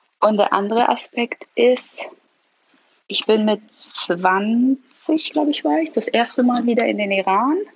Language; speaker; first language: German; early bilingual, other home language; Persian